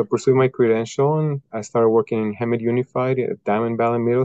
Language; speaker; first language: English; non-native, fluent; Spanish